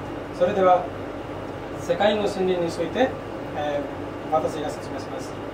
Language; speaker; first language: Japanese; non-native, learner; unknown